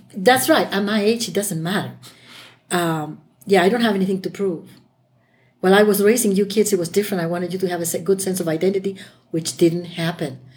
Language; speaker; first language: English; non-native, fluent; Spanish